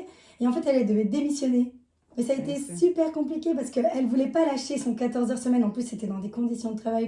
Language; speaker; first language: French; native; French